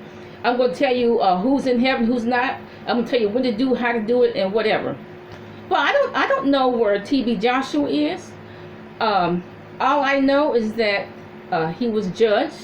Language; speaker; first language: English; native; English